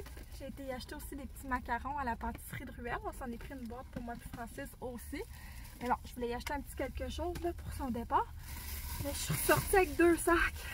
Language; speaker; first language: French; native; French